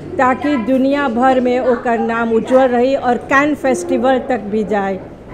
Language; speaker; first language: Bhojpuri; early bilingual, heritage; Bhojpuri